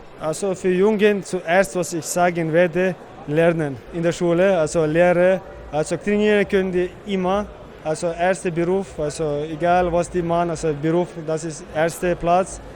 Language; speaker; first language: German; non-native, fluent; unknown